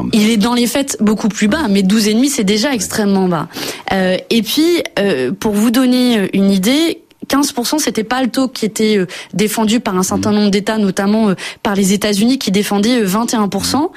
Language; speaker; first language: French; native; French